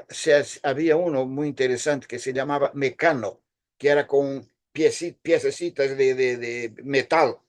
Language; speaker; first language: Spanish; non-native, fluent; Portuguese